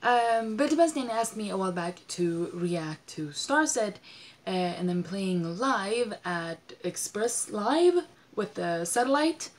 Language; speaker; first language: English; non-native, fluent; Swedish